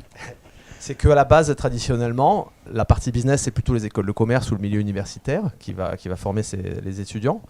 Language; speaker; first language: French; native; French